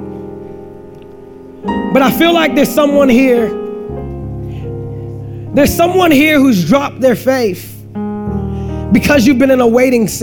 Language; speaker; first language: English; native; English